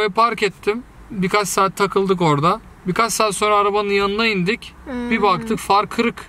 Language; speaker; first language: Turkish; native; Turkish